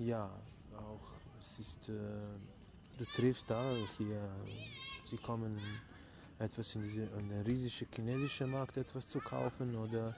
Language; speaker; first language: German; non-native, fluent; Serbian